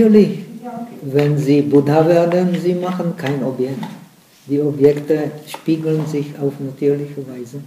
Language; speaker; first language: German; non-native, fluent; Czech